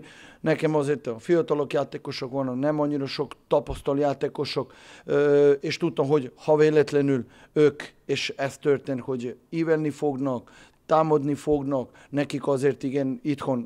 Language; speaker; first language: Hungarian; non-native, fluent; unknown